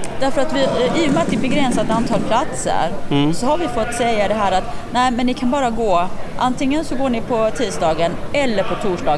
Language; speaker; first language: Swedish; native; Swedish